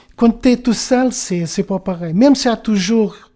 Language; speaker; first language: French; non-native, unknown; Portuguese